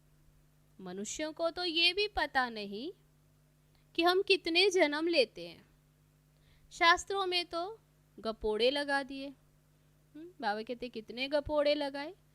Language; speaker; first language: Hindi; native; Hindi